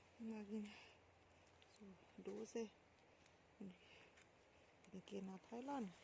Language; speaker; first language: German; non-native, learner; Thai